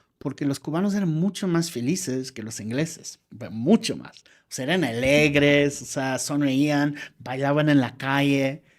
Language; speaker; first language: Spanish; non-native, fluent; English